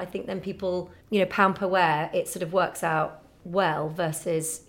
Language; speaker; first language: English; native; English